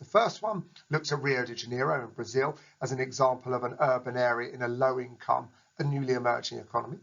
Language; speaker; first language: English; native; English